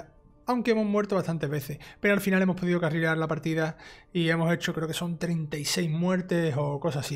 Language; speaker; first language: Spanish; native; Spanish